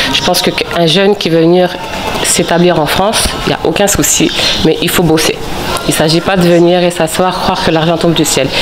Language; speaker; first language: French; early bilingual, other home language; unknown